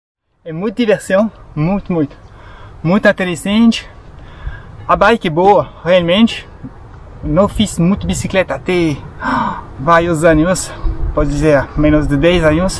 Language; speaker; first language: Portuguese; non-native, learner; French